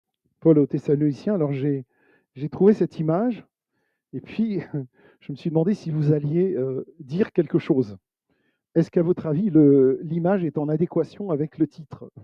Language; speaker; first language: French; native; French